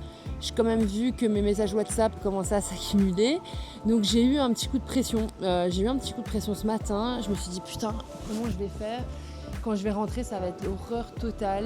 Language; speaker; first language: French; native; French